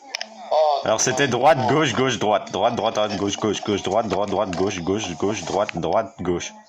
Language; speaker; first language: French; native; French